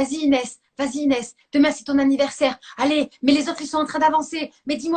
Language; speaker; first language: French; native; French